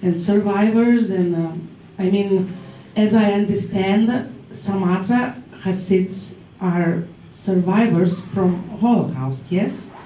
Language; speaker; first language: English; non-native, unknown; Lithuanian